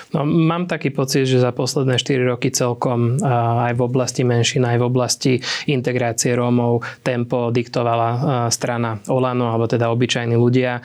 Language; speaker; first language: Slovak; non-native, local second language; Hungarian